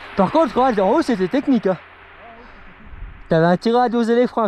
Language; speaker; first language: French; native; French